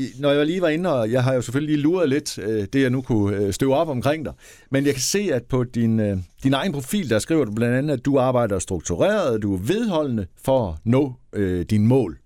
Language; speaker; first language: Danish; native; Danish